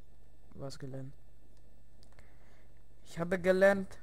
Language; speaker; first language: German; early bilingual, other home language; Russian